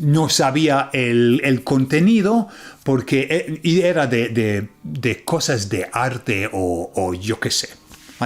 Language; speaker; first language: Spanish; non-native, fluent; English